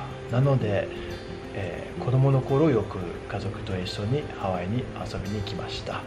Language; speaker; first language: Japanese; non-native, fluent; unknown